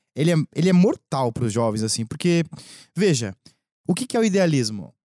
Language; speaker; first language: Portuguese; native; Portuguese